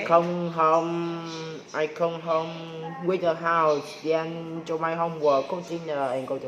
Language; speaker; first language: English; non-native, learner; Vietnamese